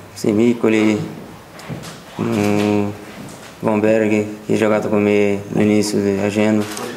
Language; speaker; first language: Italian; non-native, learner; Portuguese